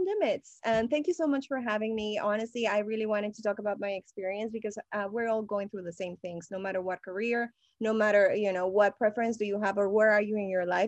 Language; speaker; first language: English; non-native, fluent; Spanish